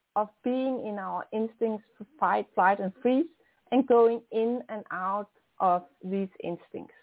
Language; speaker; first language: English; non-native, fluent; Danish